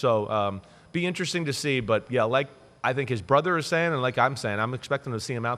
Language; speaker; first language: English; native; English